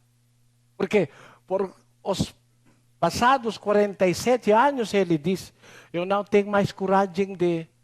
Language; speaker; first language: Portuguese; non-native, learner; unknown